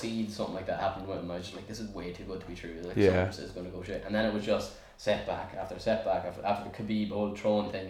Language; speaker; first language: English; native; English